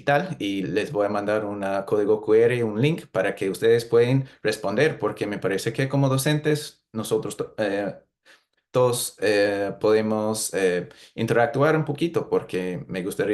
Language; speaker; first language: Spanish; non-native, fluent; English